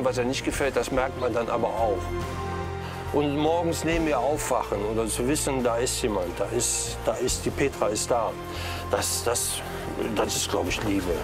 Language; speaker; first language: German; native; German